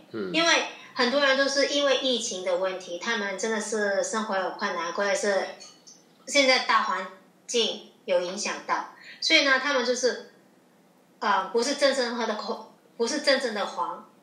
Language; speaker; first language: Chinese; non-native, local second language; Cantonese